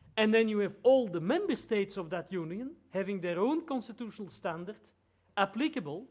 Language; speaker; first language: English; non-native, fluent; Dutch